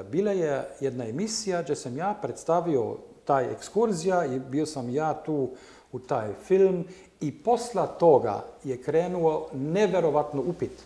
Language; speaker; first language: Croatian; non-native, learner; German